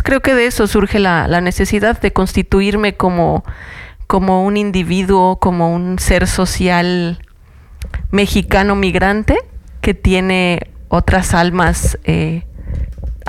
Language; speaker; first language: Spanish; native; Spanish